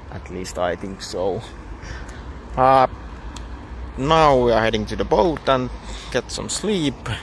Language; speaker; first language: English; non-native, fluent; Finnish